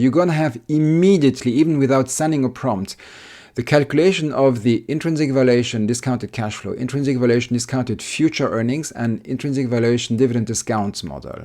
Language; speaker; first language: English; non-native, fluent; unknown